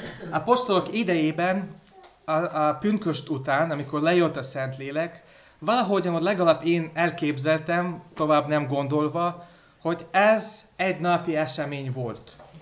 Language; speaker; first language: Hungarian; non-native, fluent; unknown